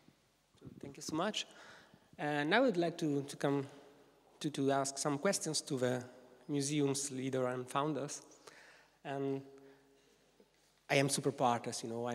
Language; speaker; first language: English; non-native, fluent; Italian